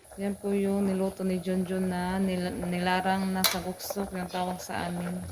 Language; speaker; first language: Filipino; non-native, local second language; Cebuano